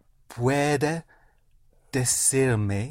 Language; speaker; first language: Spanish; non-native, learner; English